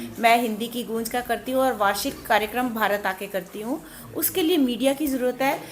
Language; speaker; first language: Hindi; native; Hindi